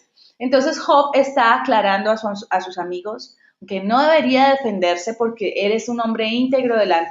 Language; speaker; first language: Spanish; native; Spanish